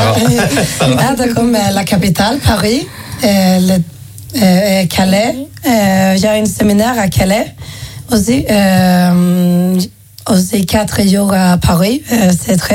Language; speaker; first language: French; non-native, learner; Swedish